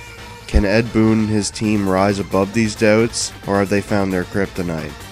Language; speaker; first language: English; native; English